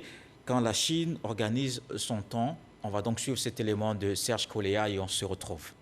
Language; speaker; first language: French; native; French